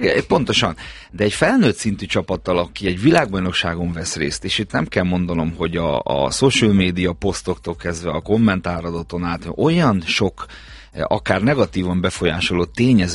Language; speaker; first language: Hungarian; native; Hungarian